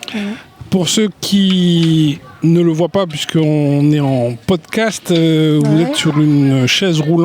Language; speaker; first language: French; native; French